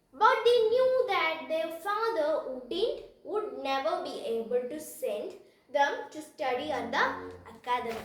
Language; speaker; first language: English; non-native, local second language; Malayalam